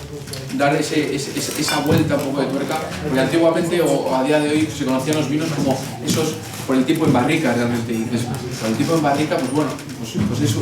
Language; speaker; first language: Spanish; native; Spanish